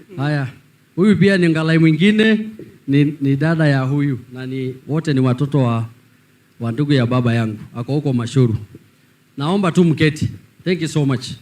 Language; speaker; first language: Swahili; non-native, local second language; Masai